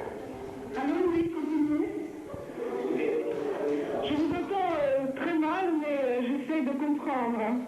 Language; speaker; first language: French; non-native, fluent; Russian